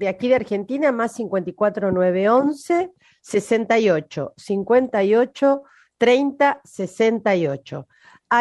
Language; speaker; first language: Spanish; native; Spanish